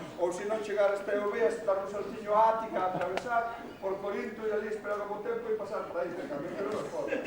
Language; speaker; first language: Galician; native; Galician